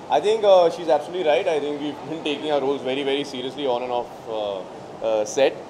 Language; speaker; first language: English; non-native, local second language; Hindi